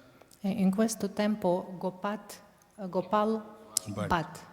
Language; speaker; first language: Italian; non-native, fluent; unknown